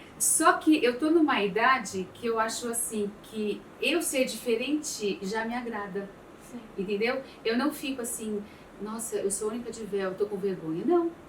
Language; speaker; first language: Portuguese; early bilingual, other home language; Arabic